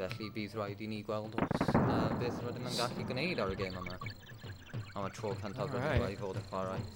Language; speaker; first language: Welsh; non-native, local second language; English